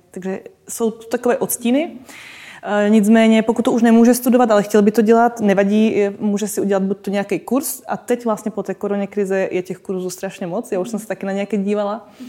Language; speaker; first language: Czech; non-native, local second language; Slovak